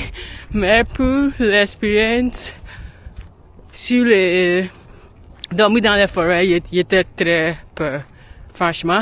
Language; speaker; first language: French; non-native, learner; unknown